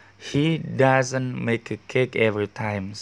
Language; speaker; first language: English; non-native, learner; Indonesian